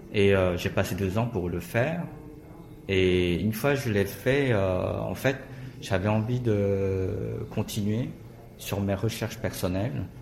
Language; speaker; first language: French; non-native, fluent; Korean